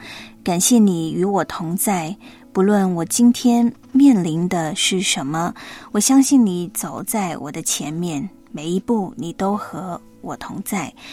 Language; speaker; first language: Chinese; native; Chinese